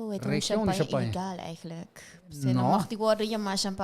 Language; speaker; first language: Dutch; non-native, local second language; Papiamento